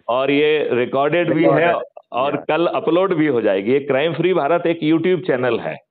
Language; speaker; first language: Hindi; native; Hindi